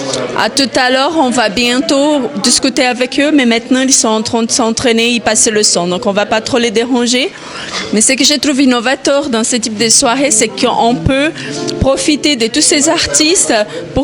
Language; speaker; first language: French; non-native, fluent; Portuguese